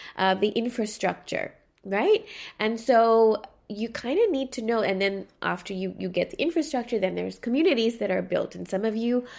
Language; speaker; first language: English; native; English